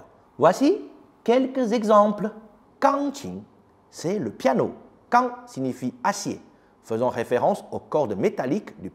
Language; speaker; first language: French; native; French